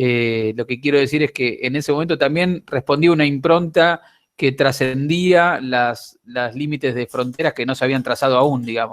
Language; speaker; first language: Spanish; native; Spanish